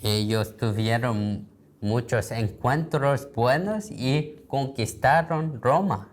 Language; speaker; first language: Spanish; non-native, learner; Korean